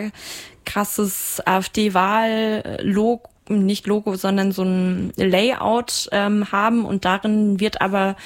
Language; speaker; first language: German; native; German